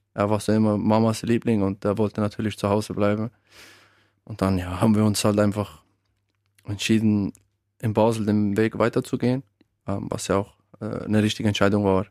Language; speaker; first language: German; early bilingual, other home language; Albanian